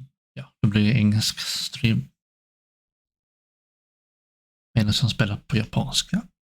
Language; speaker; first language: Swedish; non-native, learner; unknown